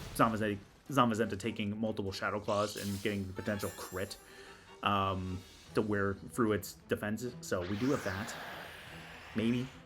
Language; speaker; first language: English; native; English